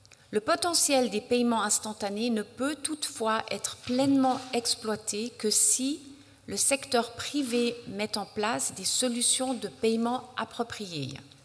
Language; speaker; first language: French; native; French